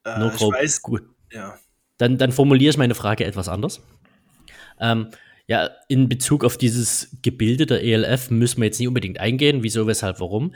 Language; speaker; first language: German; native; German